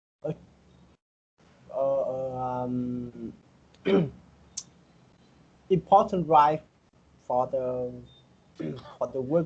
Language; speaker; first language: English; non-native, learner; Vietnamese